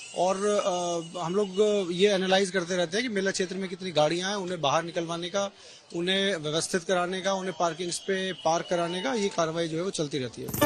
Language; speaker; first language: Hindi; native; Hindi